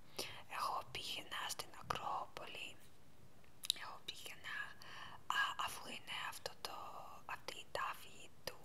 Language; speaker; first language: Greek; non-native, learner; Ukrainian